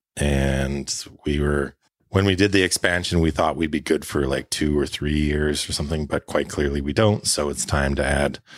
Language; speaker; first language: English; native; English